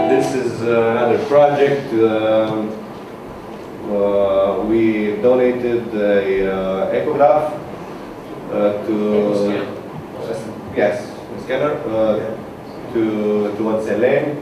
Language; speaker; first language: English; non-native, learner; Romanian